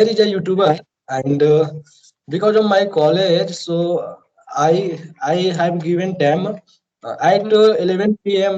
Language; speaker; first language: English; non-native, learner; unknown